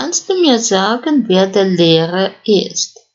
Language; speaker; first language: German; non-native, fluent; Russian